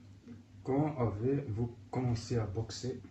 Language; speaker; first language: French; non-native, learner; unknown